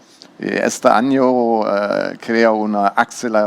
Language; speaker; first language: Spanish; non-native, learner; German